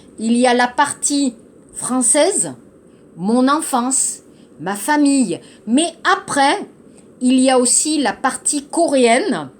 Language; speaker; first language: French; native; French